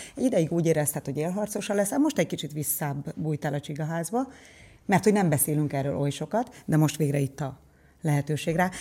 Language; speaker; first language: Hungarian; native; Hungarian